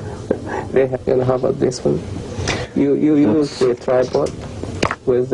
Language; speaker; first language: English; non-native, learner; Japanese